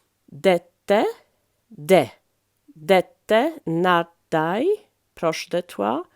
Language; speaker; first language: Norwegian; non-native, fluent; French